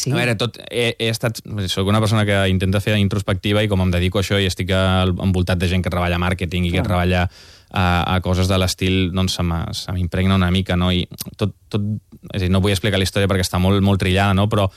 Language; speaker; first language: Catalan; native; Catalan